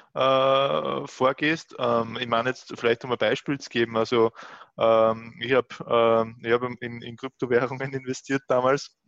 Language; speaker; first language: German; native; German